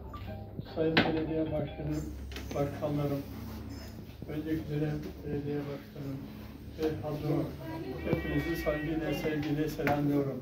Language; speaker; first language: Turkish; native; Turkish